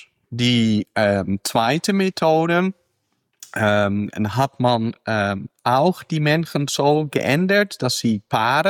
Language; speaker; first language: German; non-native, fluent; Dutch